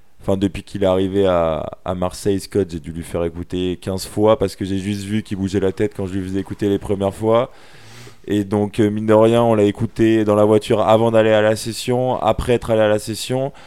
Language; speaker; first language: French; native; French